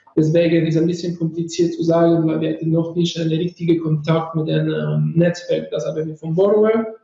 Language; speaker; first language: German; non-native, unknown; Italian